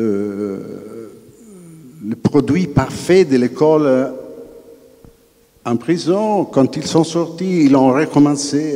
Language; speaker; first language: French; non-native, fluent; Italian